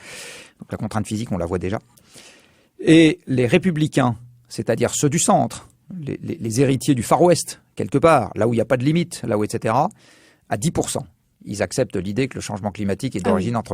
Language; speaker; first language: French; native; French